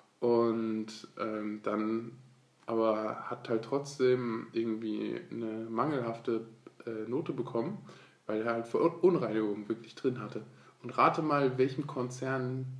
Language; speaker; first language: German; early bilingual, other home language; Turkish